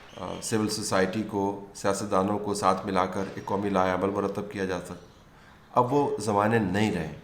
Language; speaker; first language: Urdu; native; Urdu